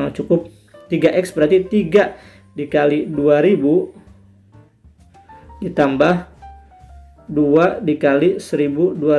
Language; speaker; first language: Indonesian; native; Indonesian